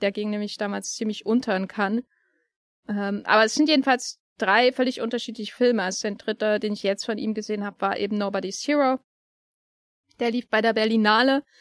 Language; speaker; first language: German; native; German